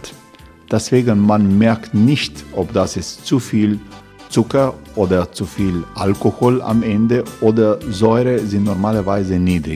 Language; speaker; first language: German; non-native, fluent; Croatian